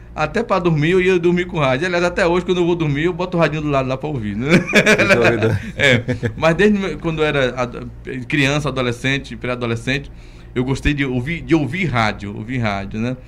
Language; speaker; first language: Portuguese; native; Portuguese